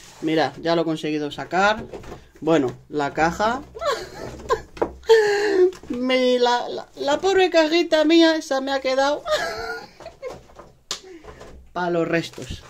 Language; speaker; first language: Spanish; native; Spanish